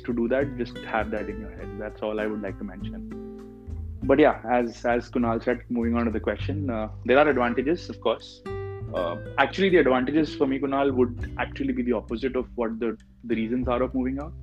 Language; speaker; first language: English; non-native, local second language; Hindi